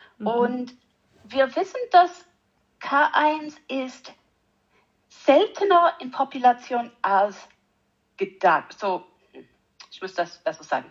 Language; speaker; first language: German; non-native, learner; English